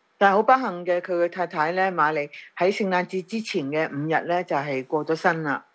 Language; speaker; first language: Chinese; non-native, local second language; Cantonese